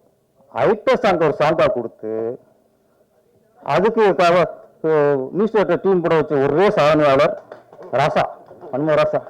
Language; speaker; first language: Tamil; native; Tamil